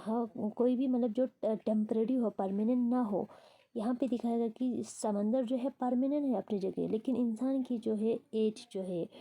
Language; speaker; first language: Hindi; non-native, local second language; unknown